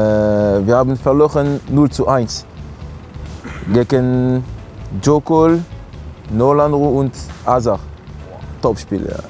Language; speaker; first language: German; non-native, learner; French